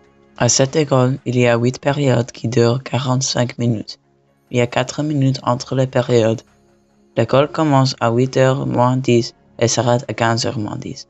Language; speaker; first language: French; non-native, learner; English